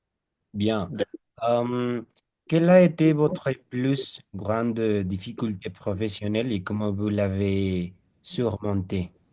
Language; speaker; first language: French; non-native, fluent; Spanish